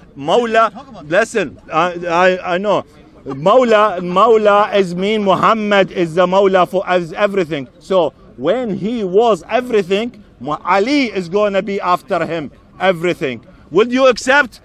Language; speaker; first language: English; non-native, learner; Arabic